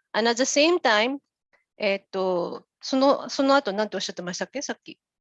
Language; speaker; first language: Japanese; native; Japanese